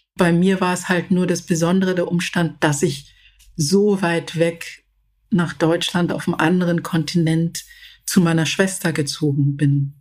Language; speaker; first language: German; early bilingual, other home language; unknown